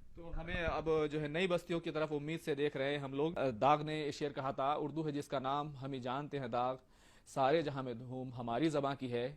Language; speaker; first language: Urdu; native; Urdu